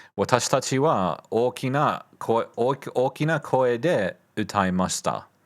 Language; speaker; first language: Japanese; non-native, learner; English